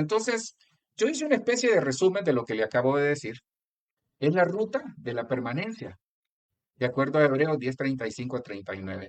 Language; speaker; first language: Spanish; native; Spanish